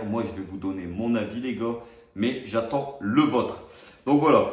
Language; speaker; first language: French; native; French